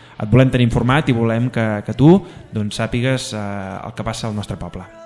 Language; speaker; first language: Catalan; native; Catalan